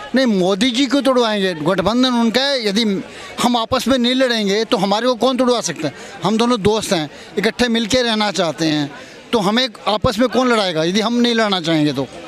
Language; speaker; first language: Hindi; native; Hindi